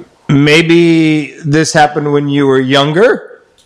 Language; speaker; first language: English; native; English